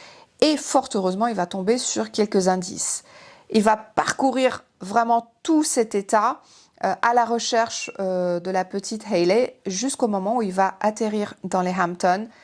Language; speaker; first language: French; native; French